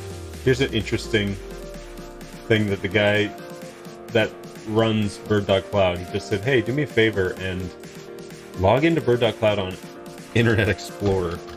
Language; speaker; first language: English; native; English